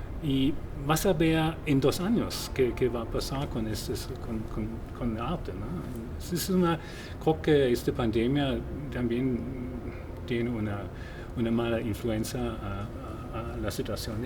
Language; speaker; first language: Spanish; non-native, fluent; German